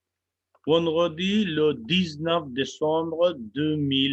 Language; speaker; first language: French; non-native, fluent; Hindi